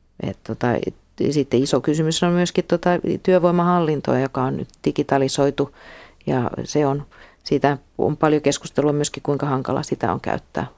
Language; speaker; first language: Finnish; native; Finnish